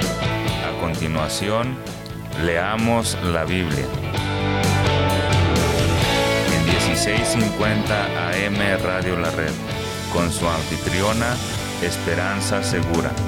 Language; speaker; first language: Spanish; native; Spanish